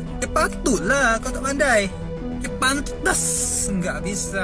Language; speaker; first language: Indonesian; non-native, fluent; Thai